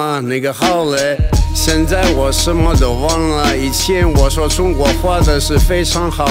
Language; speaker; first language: Chinese; non-native, learner; Russian